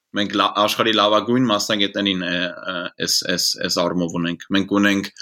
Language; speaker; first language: Armenian; early bilingual, heritage; Armenian